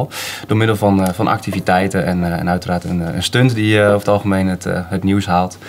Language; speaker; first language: Dutch; native; Dutch